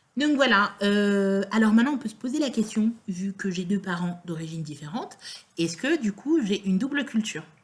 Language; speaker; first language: French; native; French